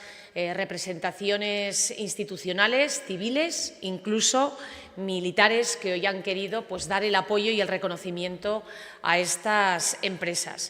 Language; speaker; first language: Spanish; native; Spanish